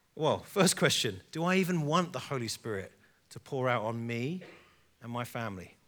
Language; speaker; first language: English; native; English